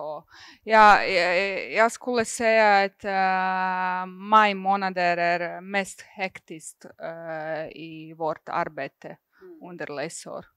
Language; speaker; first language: Swedish; non-native, fluent; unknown